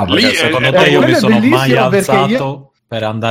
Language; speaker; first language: Italian; native; Italian